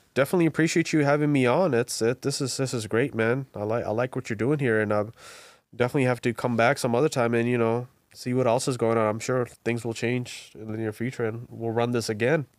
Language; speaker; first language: English; non-native, local second language; Bangla